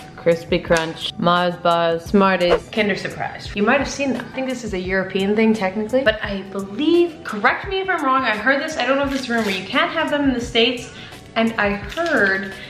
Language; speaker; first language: English; native; English